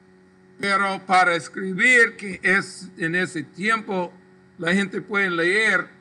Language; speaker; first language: Spanish; non-native, local second language; English